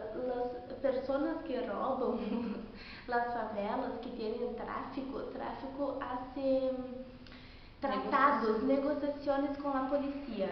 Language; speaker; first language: Spanish; non-native, learner; Portuguese